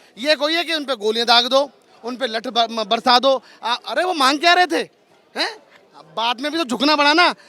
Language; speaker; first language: Hindi; native; Hindi